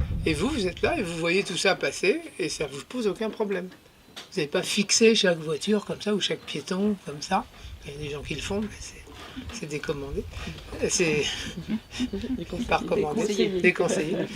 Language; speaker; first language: French; native; French